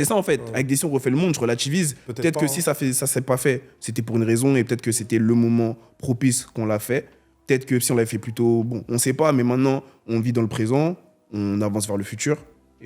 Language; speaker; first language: French; native; French